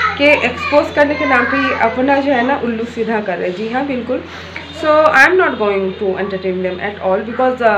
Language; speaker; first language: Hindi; non-native, local second language; Bangla